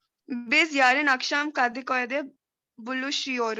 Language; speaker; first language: Turkish; non-native, learner; Urdu